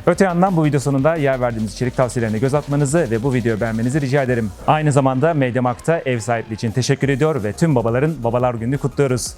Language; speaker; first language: Turkish; native; Turkish